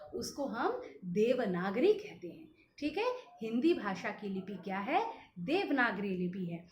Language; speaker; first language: Hindi; non-native, local second language; Bangla